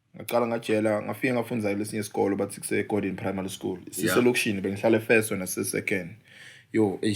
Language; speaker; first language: Zulu; non-native, local second language; Swati